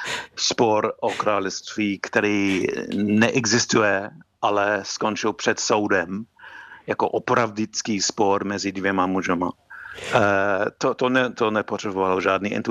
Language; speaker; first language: Czech; non-native, fluent; English